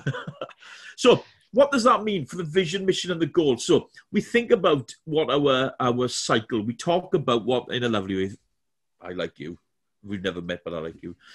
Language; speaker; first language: English; native; English